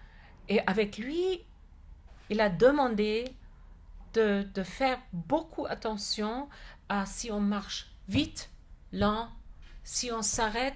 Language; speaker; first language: French; non-native, fluent; German